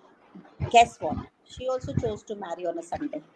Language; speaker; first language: English; non-native, local second language; Hindi